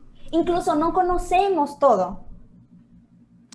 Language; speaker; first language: Spanish; non-native, fluent; Portuguese